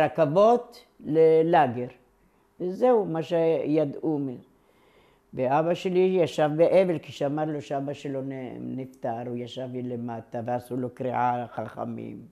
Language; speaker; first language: Hebrew; non-native, local second language; Ladino